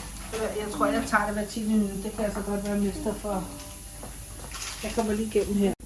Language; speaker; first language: Danish; native; Danish